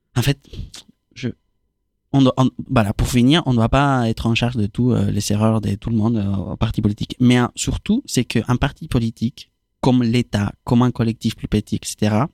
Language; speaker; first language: French; non-native, fluent; Spanish